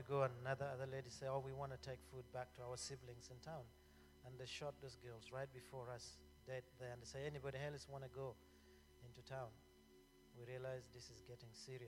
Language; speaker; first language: English; non-native, local second language; Acoli